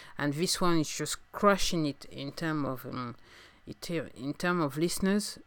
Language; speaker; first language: English; non-native, fluent; French